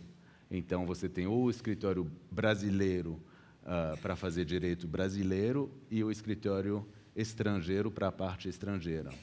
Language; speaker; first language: Portuguese; early bilingual, heritage; Portuguese